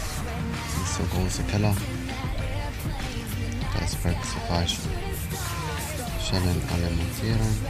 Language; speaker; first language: German; non-native, learner; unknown